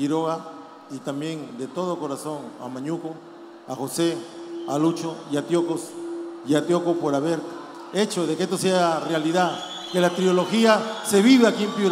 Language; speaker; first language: Spanish; native; Spanish